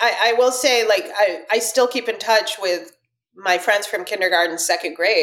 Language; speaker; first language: English; early bilingual, other home language; Russian